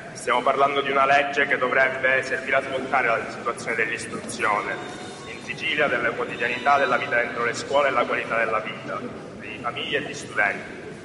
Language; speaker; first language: Italian; native; Italian